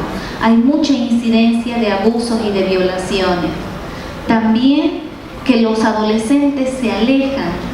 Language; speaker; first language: Spanish; native; Spanish